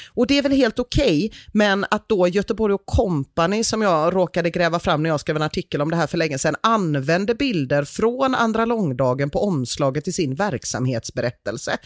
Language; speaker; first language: Swedish; native; Swedish